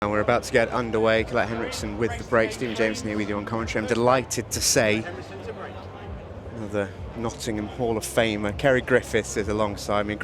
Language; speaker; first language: English; native; English